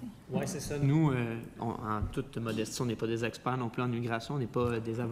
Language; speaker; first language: French; native; French